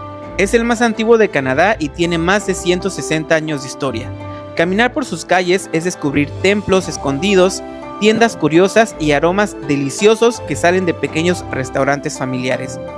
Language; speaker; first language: Spanish; native; Spanish